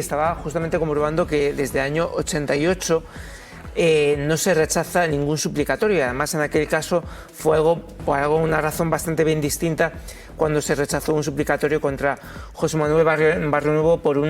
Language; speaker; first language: Spanish; native; Spanish